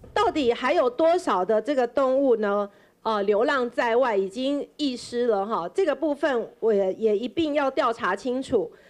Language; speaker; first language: Chinese; native; Chinese